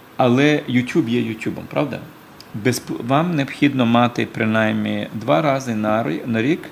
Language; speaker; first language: Ukrainian; native; Ukrainian